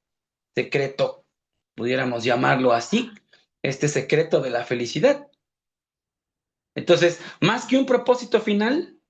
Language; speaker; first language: Spanish; native; Spanish